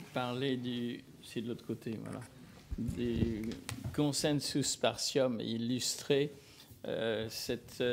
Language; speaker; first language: French; native; French